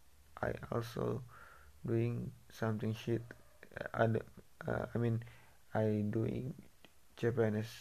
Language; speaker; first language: English; non-native, learner; Indonesian